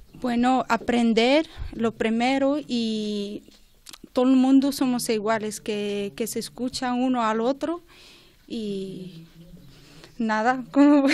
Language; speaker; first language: Spanish; non-native, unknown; Arabic